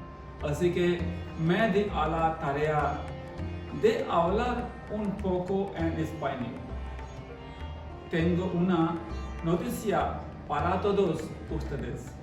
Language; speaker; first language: Spanish; non-native, learner; Hindi